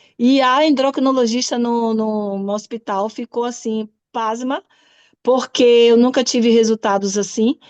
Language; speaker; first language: Portuguese; native; Portuguese